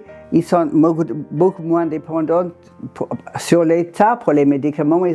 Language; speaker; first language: French; non-native, fluent; English